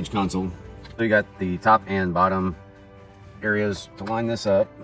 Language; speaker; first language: English; native; English